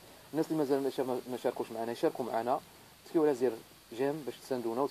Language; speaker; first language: Arabic; native; Arabic